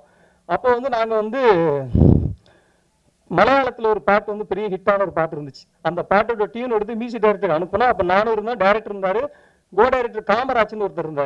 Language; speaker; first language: Tamil; native; Tamil